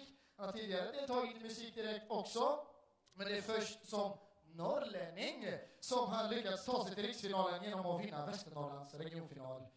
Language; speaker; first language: Swedish; native; Swedish